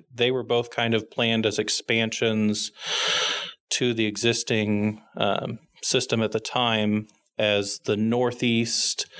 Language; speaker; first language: English; native; English